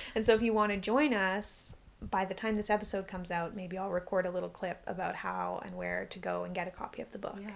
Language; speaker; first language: English; native; English